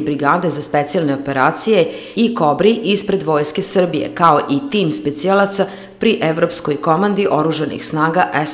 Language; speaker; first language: Serbian; native; Serbian